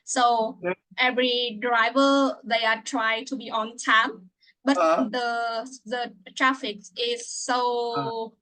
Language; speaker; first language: English; non-native, fluent; Vietnamese